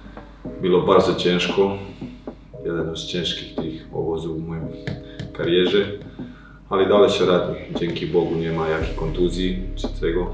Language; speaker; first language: Polish; non-native, learner; Croatian